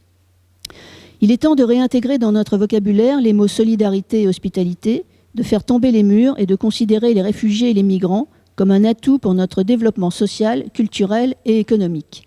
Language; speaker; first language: French; native; French